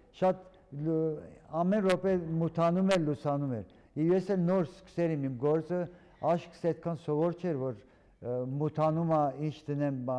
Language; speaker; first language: Armenian; early bilingual, heritage; Armenian